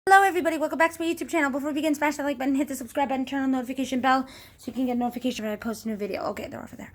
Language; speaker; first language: English; native; English